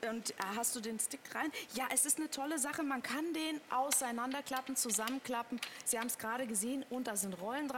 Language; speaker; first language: German; native; German